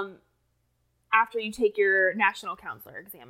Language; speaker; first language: English; native; English